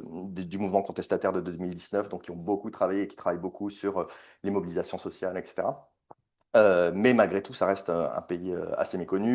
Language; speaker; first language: French; native; French